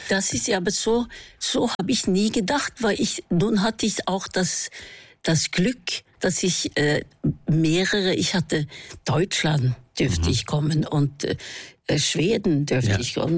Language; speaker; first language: German; non-native, fluent; Norwegian